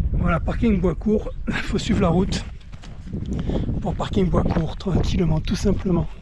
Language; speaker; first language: French; native; French